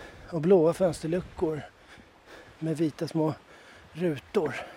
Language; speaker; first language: Swedish; native; Swedish